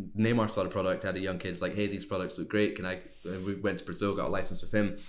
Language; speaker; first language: English; native; English